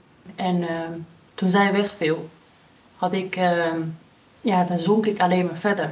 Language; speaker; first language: Dutch; early bilingual, other home language; Persian